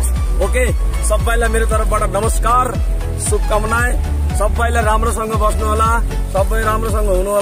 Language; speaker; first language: Nepali; non-native, fluent; Bangla